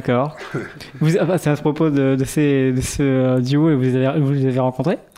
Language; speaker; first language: French; native; French